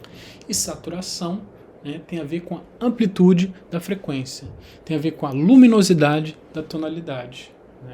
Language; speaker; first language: Portuguese; native; Portuguese